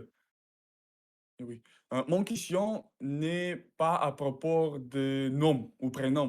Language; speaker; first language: French; non-native, learner; Russian